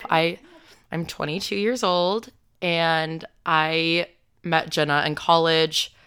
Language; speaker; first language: English; native; English